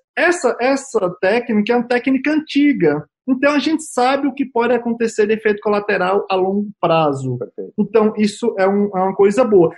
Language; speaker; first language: Portuguese; native; Portuguese